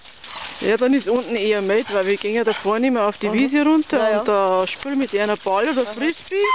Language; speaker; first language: German; native; German